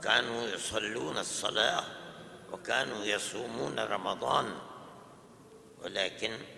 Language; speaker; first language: Arabic; non-native, fluent; Urdu